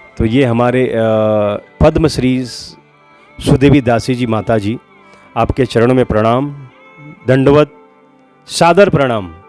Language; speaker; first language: Hindi; native; Hindi